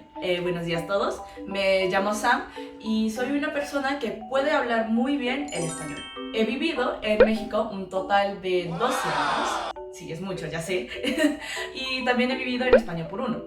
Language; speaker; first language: Spanish; non-native, fluent; Korean